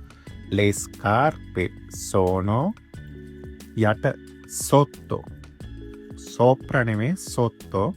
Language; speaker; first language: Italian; non-native, fluent; Sinhala